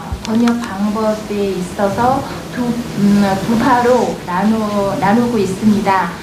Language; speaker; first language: Korean; non-native, fluent; Vietnamese